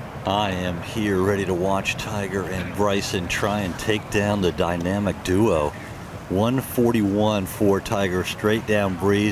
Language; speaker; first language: English; native; English